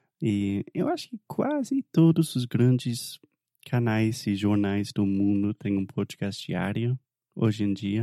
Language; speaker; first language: Portuguese; non-native, fluent; English